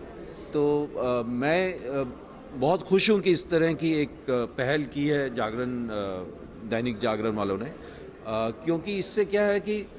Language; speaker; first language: Hindi; native; Hindi